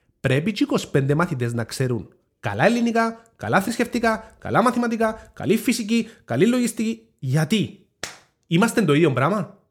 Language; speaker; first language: Greek; native; Greek